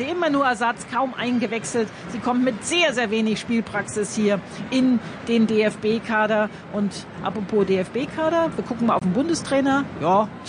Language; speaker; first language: German; native; German